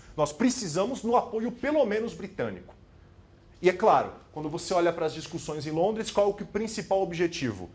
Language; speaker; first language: Portuguese; native; Portuguese